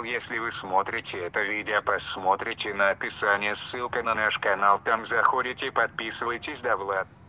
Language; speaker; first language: Russian; non-native, local second language; Tajik